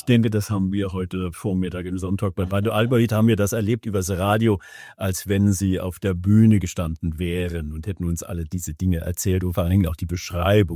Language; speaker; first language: German; native; German